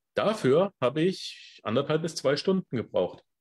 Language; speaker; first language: German; native; German